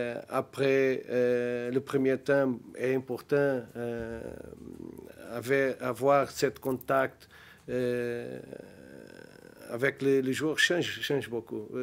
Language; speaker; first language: French; non-native, learner; Portuguese